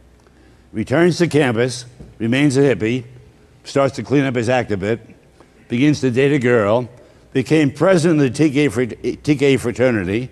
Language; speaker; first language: English; native; English